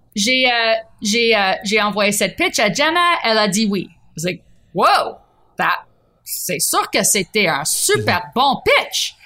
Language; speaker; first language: French; non-native, fluent; English